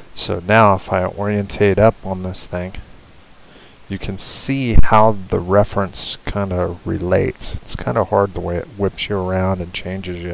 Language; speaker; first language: English; native; English